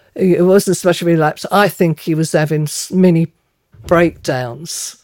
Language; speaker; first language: English; native; English